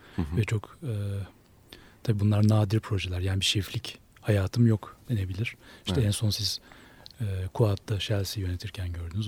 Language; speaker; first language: Turkish; native; Turkish